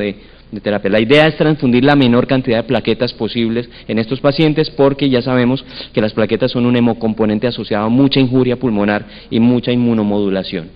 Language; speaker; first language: Spanish; native; Spanish